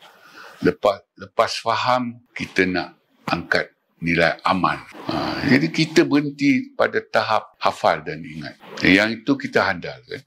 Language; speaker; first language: Malay; native; Malay